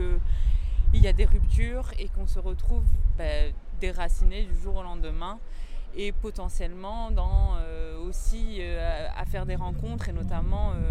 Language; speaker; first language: French; native; French